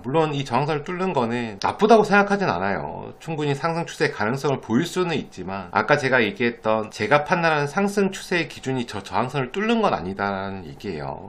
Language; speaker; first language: Korean; native; Korean